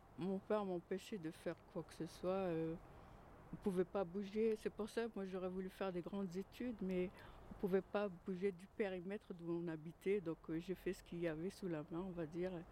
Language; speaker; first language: French; early bilingual, other home language; Arabic